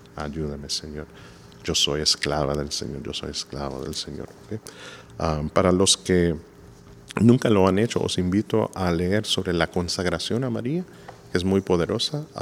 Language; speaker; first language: Spanish; non-native, fluent; English